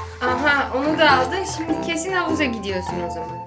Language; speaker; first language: Turkish; native; Turkish